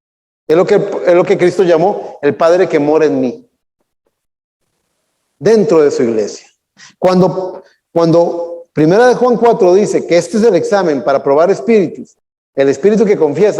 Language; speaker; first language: Spanish; native; Spanish